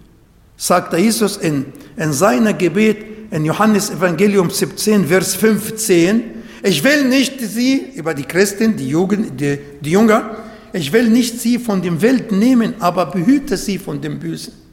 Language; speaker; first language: German; non-native, learner; Arabic